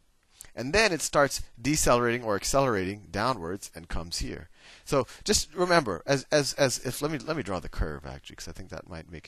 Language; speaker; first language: English; native; English